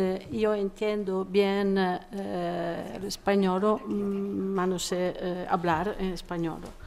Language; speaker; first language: Spanish; non-native, learner; Italian